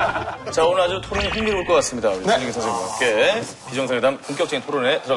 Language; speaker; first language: Korean; native; Korean